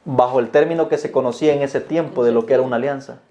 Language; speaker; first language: Spanish; native; Spanish